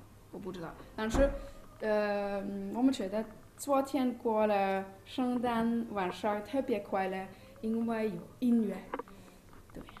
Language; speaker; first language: Chinese; non-native, learner; German